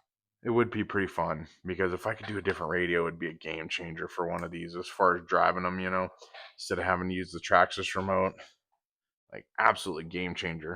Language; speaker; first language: English; native; English